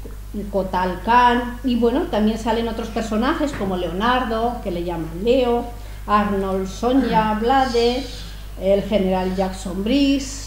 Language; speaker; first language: Spanish; native; Spanish